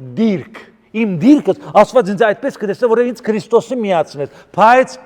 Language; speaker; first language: Armenian; early bilingual, heritage; Armenian